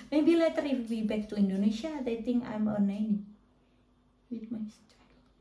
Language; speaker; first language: English; non-native, learner; Indonesian